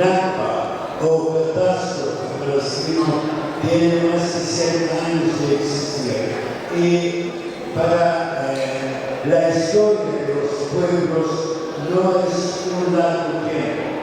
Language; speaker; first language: Spanish; non-native, fluent; Arabic